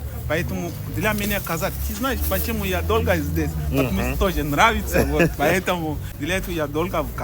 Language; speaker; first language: Russian; non-native, fluent; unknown